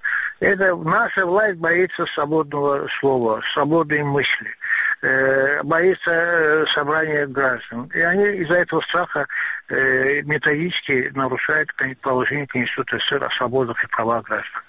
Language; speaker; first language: Russian; non-native, local second language; Azerbaijani